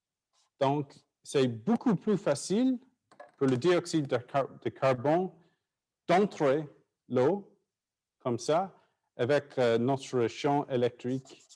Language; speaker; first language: French; non-native, fluent; English